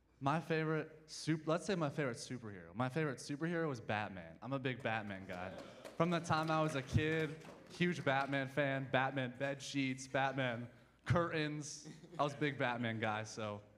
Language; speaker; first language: English; native; English